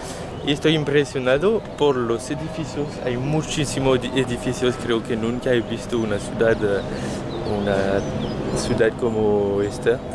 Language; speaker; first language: Spanish; non-native, fluent; French